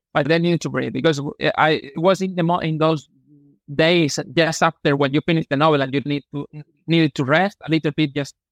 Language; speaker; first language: English; non-native, fluent; Spanish